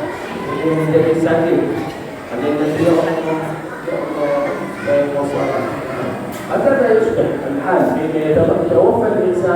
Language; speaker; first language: Indonesian; non-native, learner; Arabic